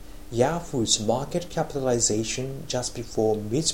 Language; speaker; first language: English; non-native, fluent; Japanese